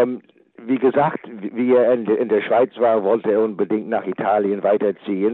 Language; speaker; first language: German; non-native, fluent; English